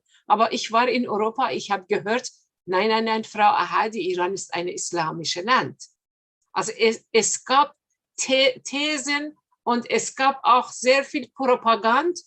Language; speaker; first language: German; non-native, fluent; Persian